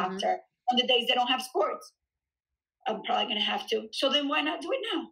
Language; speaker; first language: English; early bilingual, other home language; Spanish